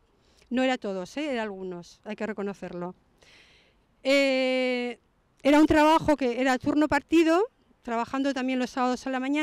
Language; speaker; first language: Spanish; early bilingual, other home language; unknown